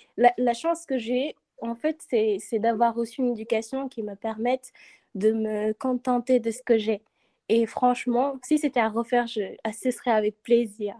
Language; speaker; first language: French; non-native, local second language; Wolof